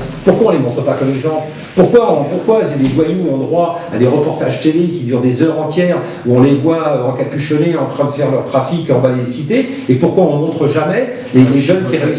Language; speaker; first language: French; native; French